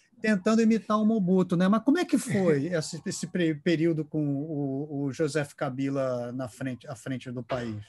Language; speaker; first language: Portuguese; native; Portuguese